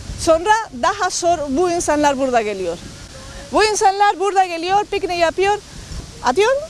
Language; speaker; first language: Turkish; non-native, learner; Spanish